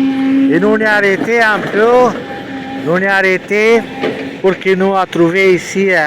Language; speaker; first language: French; non-native, learner; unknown